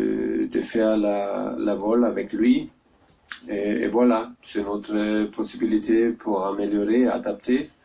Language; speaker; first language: French; non-native, learner; German